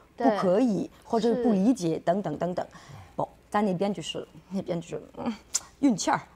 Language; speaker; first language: Chinese; non-native, fluent; French